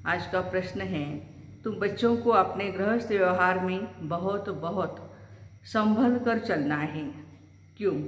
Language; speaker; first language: Hindi; non-native, local second language; Marathi